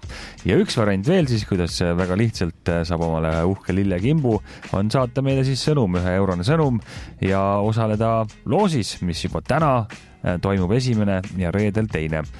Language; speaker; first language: Estonian; native; Estonian